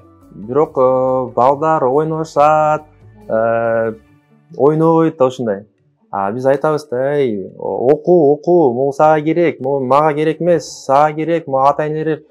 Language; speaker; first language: Kyrgyz; non-native, local second language; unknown